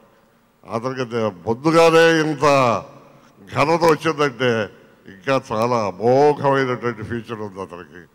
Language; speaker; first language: Telugu; native; Telugu